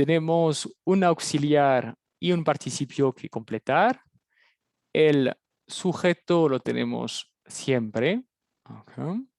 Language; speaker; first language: Spanish; non-native, fluent; French